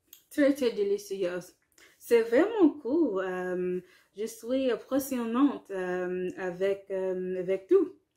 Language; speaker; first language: French; non-native, learner; English